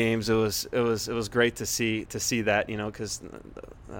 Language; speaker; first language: English; native; English